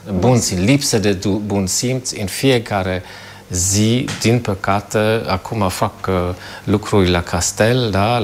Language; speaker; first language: Romanian; non-native, fluent; German